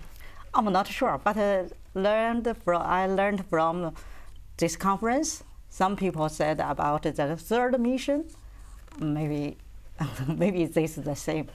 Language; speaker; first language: English; non-native, learner; Chinese